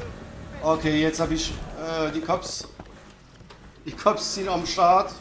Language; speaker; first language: German; non-native, fluent; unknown